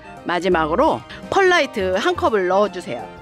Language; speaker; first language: Korean; native; Korean